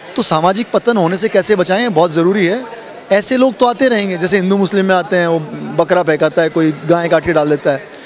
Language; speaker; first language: Hindi; native; Hindi